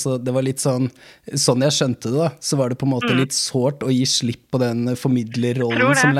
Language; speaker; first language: Norwegian; native; Norwegian